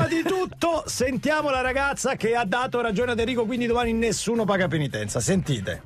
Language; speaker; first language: Italian; native; Italian